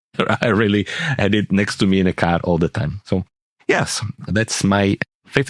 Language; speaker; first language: English; non-native, fluent; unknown